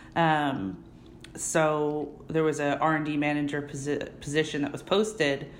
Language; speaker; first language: English; native; English